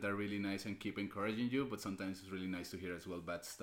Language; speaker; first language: English; non-native, fluent; Spanish